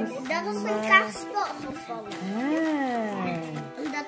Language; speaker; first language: Dutch; early bilingual, other home language; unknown